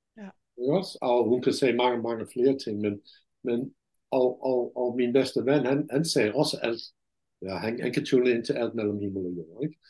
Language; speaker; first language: Danish; non-native, fluent; Dutch